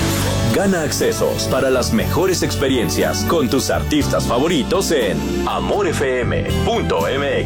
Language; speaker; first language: Spanish; native; Spanish